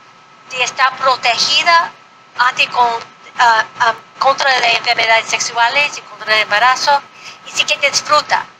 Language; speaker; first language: Spanish; non-native, fluent; English